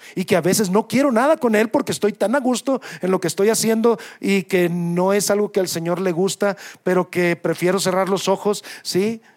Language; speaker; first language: Spanish; native; Spanish